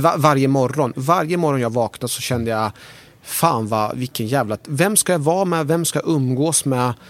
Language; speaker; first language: Swedish; early bilingual, other home language; Persian